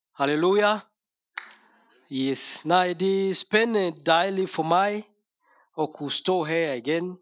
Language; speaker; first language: Danish; non-native, fluent; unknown